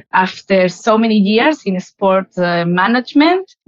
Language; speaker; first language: English; non-native, fluent; Spanish